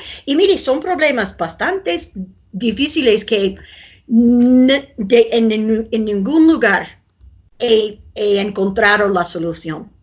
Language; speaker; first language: Spanish; non-native, fluent; English